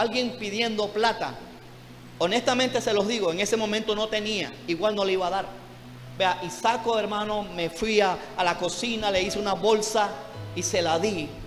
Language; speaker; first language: Spanish; native; Spanish